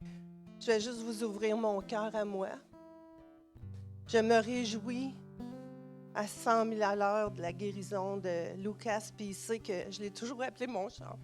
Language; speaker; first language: French; native; French